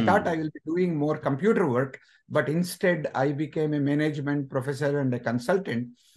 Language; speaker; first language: English; non-native, local second language; Telugu